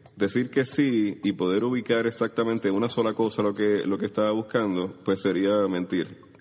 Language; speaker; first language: Spanish; native; Spanish